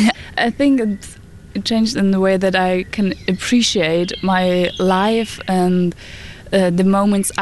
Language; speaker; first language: English; non-native, fluent; German